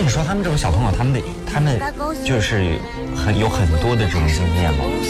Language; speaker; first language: Chinese; native; Chinese